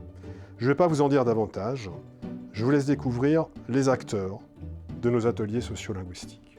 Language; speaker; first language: French; native; French